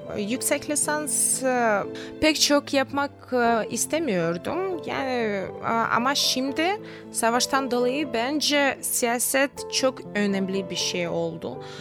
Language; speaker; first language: Turkish; non-native, fluent; Russian